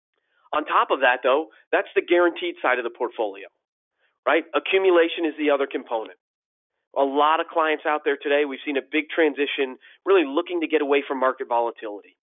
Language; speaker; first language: English; native; English